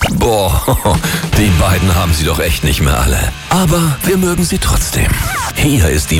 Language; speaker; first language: German; native; German